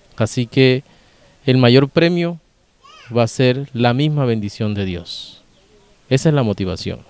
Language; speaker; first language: Spanish; native; Spanish